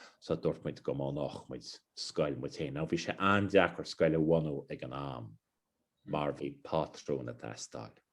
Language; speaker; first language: Irish; non-native, local second language; English